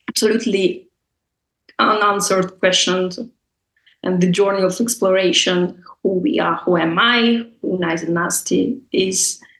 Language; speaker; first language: English; non-native, fluent; Russian